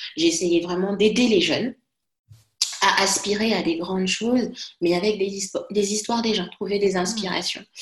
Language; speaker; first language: French; non-native, local second language; Lingala